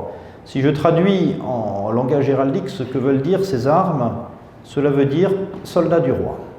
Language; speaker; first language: French; native; French